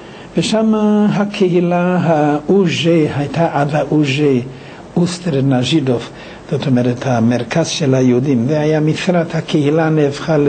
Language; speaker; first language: Hebrew; non-native, fluent; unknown